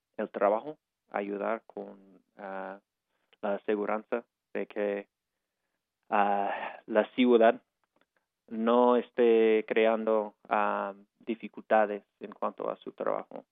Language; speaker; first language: Spanish; non-native, fluent; English